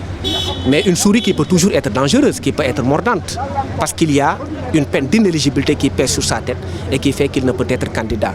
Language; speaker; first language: French; non-native, local second language; Wolof